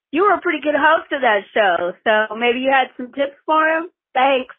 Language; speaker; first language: English; native; English